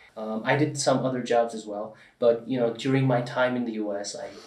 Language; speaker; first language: English; non-native, fluent; Turkish